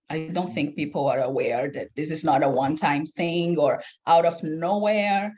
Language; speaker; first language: English; non-native, fluent; Portuguese